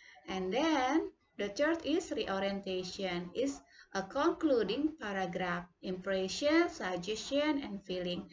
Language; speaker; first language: English; non-native, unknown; Indonesian